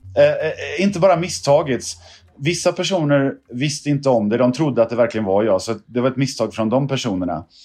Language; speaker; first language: Swedish; native; Swedish